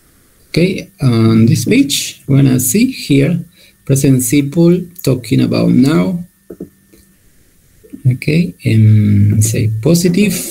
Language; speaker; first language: English; non-native, learner; Spanish